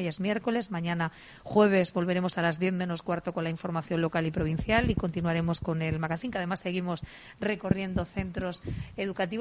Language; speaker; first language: Spanish; native; Spanish